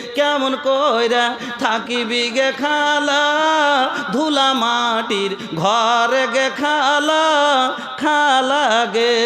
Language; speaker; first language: Bangla; non-native, local second language; Bhojpuri